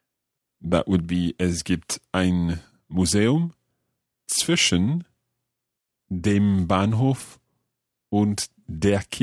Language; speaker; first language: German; non-native, learner; English